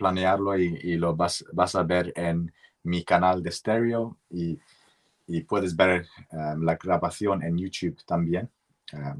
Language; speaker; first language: Spanish; non-native, learner; English